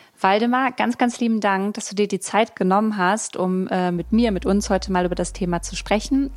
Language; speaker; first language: German; native; German